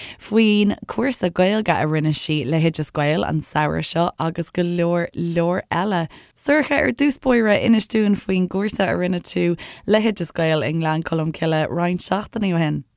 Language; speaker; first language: Irish; native; Irish